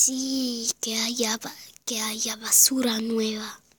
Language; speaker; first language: Spanish; non-native, learner; German